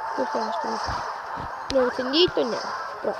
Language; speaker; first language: Italian; native; Italian